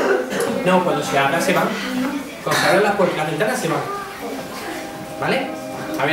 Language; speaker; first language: Spanish; native; Spanish